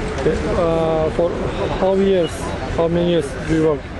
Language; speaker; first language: English; non-native, learner; Turkish